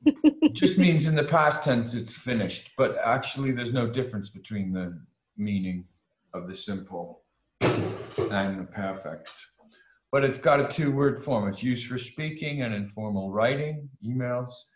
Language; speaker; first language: English; native; English